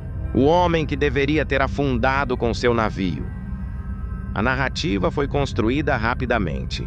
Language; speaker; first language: Portuguese; native; Portuguese